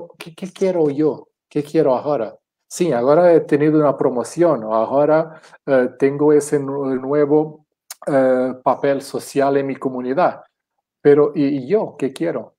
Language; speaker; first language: Spanish; non-native, fluent; Portuguese